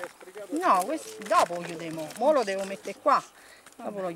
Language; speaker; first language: Italian; native; Italian